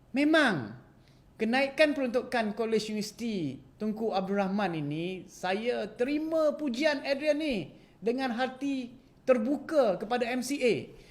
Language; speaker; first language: Malay; non-native, local second language; Chinese